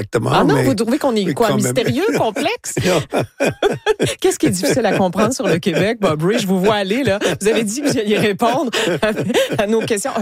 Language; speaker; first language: French; native; French